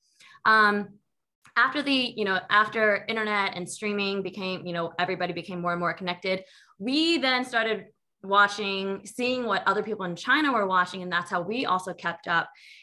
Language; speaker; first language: English; native; English